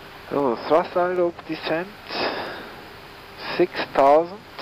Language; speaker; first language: English; non-native, fluent; Italian